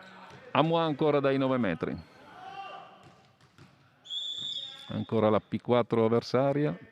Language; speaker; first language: Italian; native; Italian